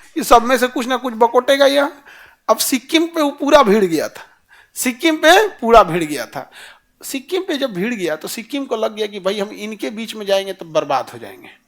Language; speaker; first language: Hindi; native; Hindi